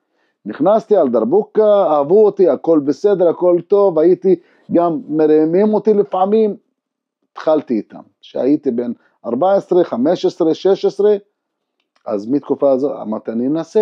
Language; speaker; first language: Hebrew; non-native, local second language; Arabic